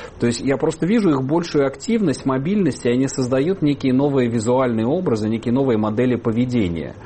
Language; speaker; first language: Russian; native; Russian